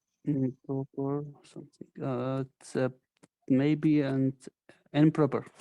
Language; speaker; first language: English; non-native, learner; Arabic